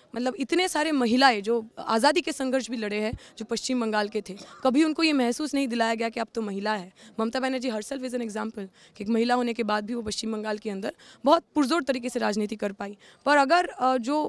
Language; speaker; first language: Hindi; non-native, local second language; Bangla